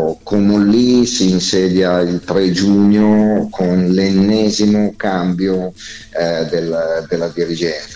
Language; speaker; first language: Italian; native; Italian